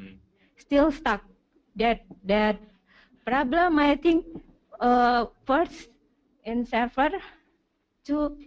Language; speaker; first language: English; non-native, learner; Indonesian